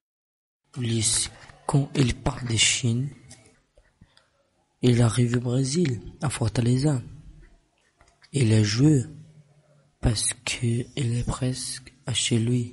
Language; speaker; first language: French; non-native, learner; Portuguese